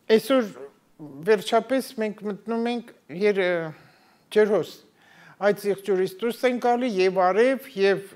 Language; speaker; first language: Armenian; native; Armenian